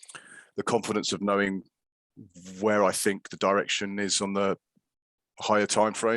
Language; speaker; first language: English; native; English